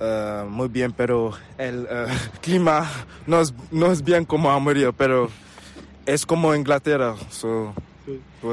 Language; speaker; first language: Spanish; non-native, learner; English